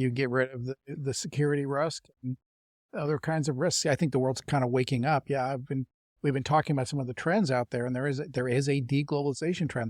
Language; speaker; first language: English; native; English